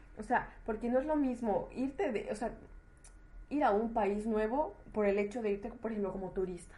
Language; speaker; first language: Spanish; native; Spanish